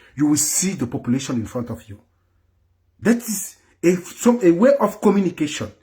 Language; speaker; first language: English; non-native, local second language; French